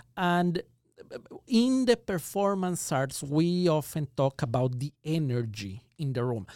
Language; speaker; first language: English; non-native, fluent; Spanish